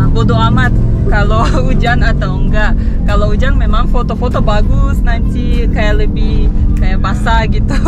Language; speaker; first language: Indonesian; non-native, fluent; Russian